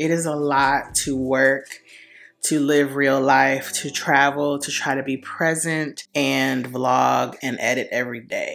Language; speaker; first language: English; native; English